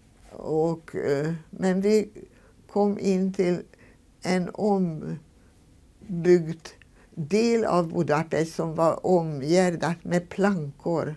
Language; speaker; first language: Swedish; non-native, fluent; Hungarian